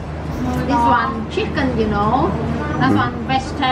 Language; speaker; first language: English; non-native, learner; Vietnamese